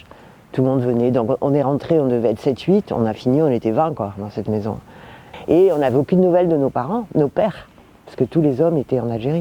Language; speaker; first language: French; native; French